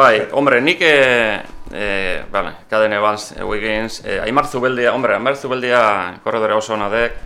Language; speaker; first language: Basque; native; Basque